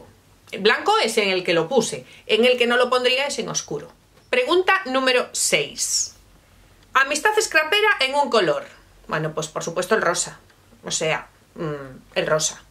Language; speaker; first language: Spanish; native; Spanish